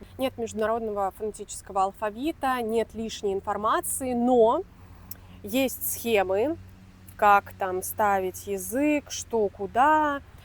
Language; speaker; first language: Russian; native; Russian